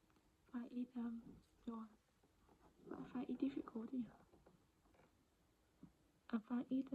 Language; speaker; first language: English; non-native, learner; Vietnamese